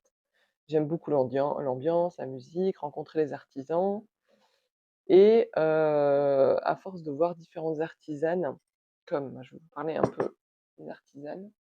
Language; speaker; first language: French; native; French